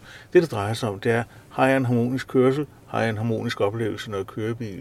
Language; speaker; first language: Danish; native; Danish